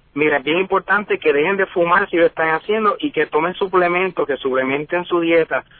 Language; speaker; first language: Spanish; native; Spanish